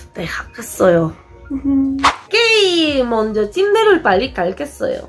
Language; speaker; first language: Korean; non-native, learner; Spanish